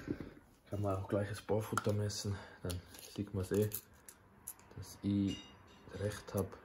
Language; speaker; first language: German; native; German